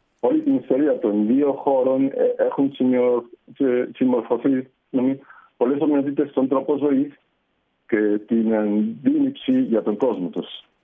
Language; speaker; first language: Greek; non-native, fluent; Spanish